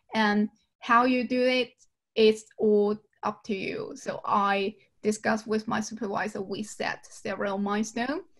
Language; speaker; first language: English; non-native, fluent; Chinese